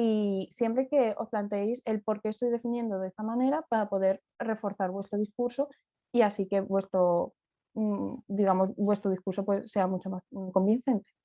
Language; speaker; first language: Spanish; native; Spanish